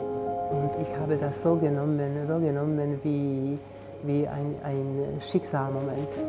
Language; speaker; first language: German; non-native, fluent; Slovak